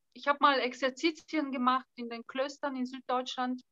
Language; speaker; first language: German; non-native, fluent; Bulgarian